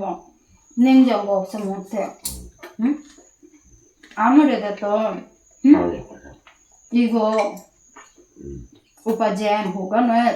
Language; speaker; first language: Korean; non-native, learner; Bangla